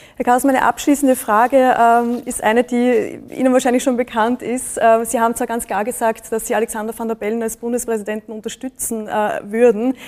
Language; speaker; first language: German; native; German